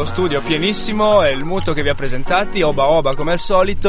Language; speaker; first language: Italian; native; Italian